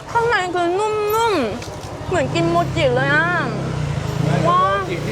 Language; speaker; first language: Thai; non-native, fluent; Korean